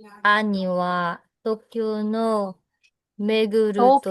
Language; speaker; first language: Japanese; non-native, learner; Filipino